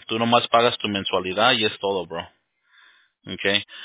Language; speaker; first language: Spanish; early bilingual, heritage; Spanish